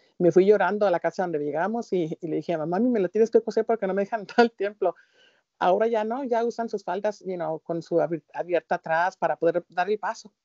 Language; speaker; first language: Spanish; early bilingual, heritage; Spanish